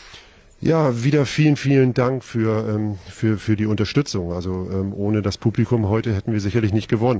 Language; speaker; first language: German; native; German